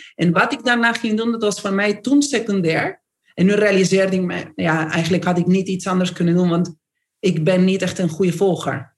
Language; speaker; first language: Dutch; non-native, fluent; Spanish